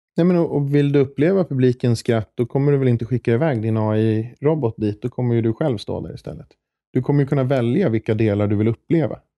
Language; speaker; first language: Swedish; native; Swedish